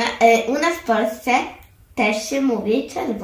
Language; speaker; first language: Ukrainian; non-native, learner; Polish